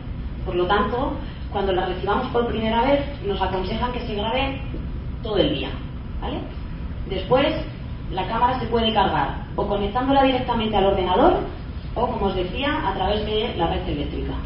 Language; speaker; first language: Spanish; native; Spanish